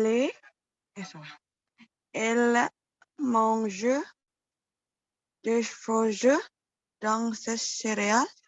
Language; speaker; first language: French; non-native, learner; Indonesian